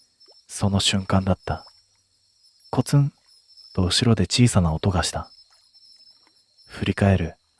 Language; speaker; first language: Japanese; native; Japanese